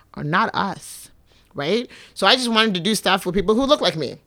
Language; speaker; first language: English; native; English